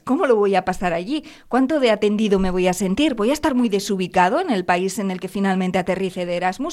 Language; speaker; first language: Spanish; native; Spanish